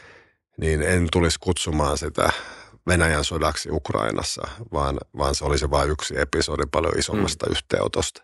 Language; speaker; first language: Finnish; native; Finnish